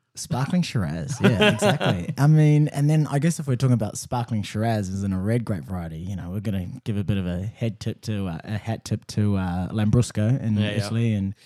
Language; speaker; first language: English; native; English